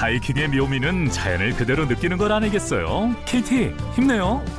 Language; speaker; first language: Korean; native; Korean